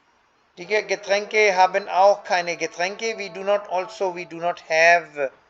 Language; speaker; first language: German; non-native, fluent; Hindi